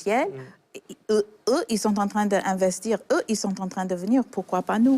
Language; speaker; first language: French; non-native, fluent; English